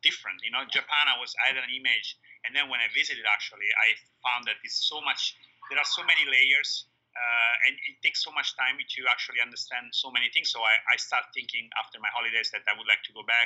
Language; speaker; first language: English; non-native, fluent; Italian